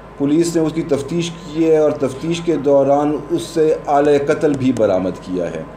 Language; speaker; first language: Urdu; non-native, local second language; Pashto